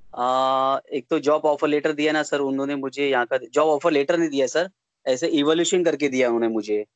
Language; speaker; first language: Hindi; native; Hindi